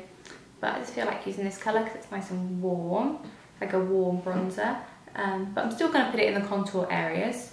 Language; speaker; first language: English; native; English